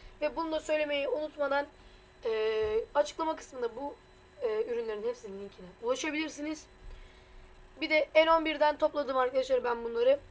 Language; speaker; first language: Turkish; native; Turkish